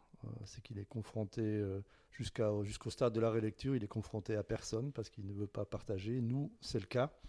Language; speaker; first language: French; native; French